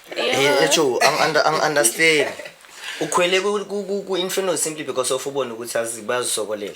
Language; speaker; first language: Zulu; native; Zulu